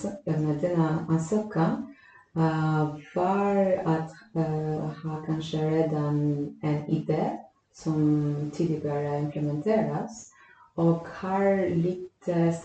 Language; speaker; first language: Swedish; non-native, fluent; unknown